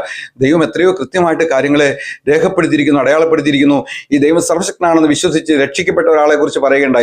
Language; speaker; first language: Malayalam; native; Malayalam